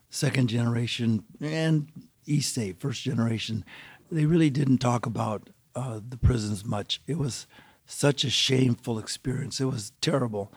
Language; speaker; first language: English; native; English